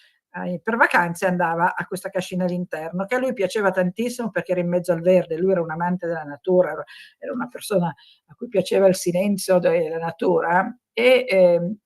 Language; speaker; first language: Italian; native; Italian